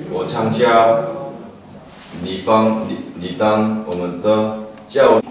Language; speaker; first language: Chinese; non-native, learner; Korean